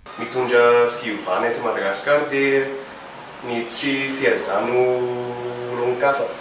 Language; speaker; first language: Malagasy; non-native, fluent; English